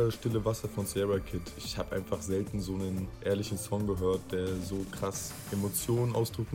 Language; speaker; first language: German; native; German